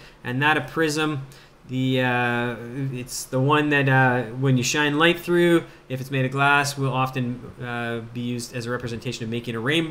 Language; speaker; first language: English; native; English